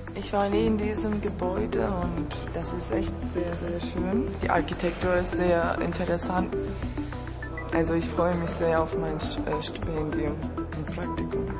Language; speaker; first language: German; non-native, fluent; Turkish